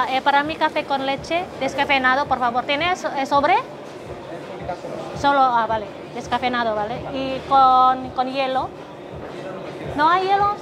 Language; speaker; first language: Spanish; non-native, learner; Indonesian